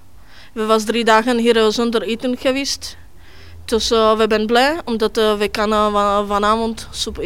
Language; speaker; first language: Dutch; non-native, learner; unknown